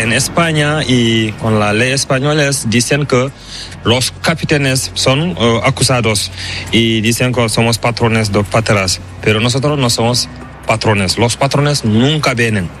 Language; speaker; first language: Spanish; non-native, learner; Fula